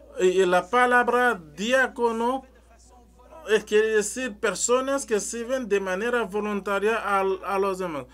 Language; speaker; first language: Spanish; non-native, learner; French